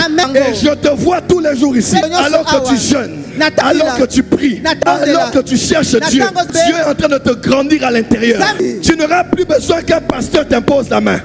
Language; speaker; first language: French; non-native, local second language; Lingala